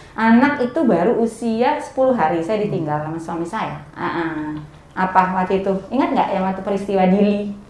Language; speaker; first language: Indonesian; native; Indonesian